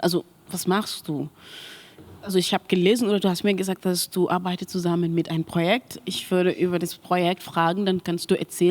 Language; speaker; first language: German; non-native, learner; Mandingo